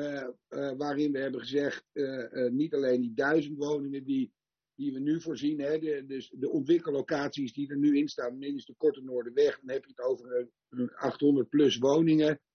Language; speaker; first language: Dutch; native; Dutch